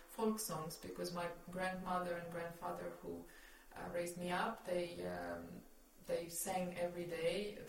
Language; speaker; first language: English; non-native, fluent; Ukrainian